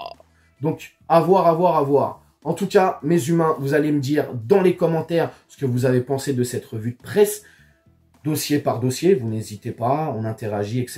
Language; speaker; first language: French; native; French